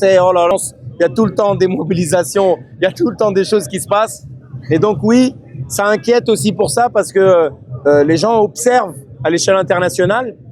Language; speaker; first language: French; native; French